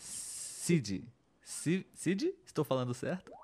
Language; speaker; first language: Portuguese; non-native, learner; Spanish